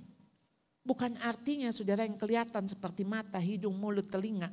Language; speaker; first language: Indonesian; native; Indonesian